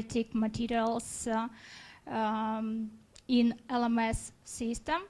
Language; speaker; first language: English; non-native, learner; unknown